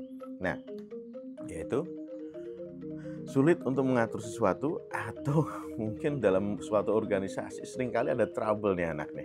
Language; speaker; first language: Indonesian; native; Indonesian